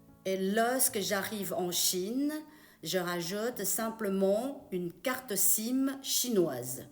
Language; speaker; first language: French; non-native, fluent; Chinese